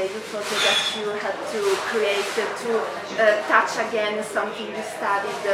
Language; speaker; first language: English; non-native, fluent; Italian